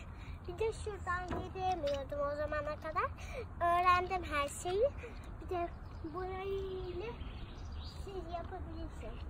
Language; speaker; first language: Turkish; early bilingual, heritage; Turkish